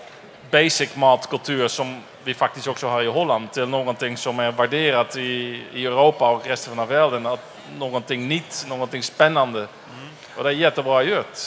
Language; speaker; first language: Swedish; non-native, fluent; Dutch